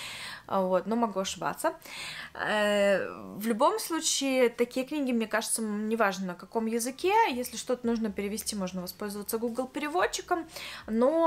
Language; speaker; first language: Russian; native; Russian